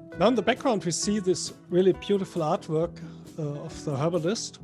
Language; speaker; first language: English; non-native, fluent; German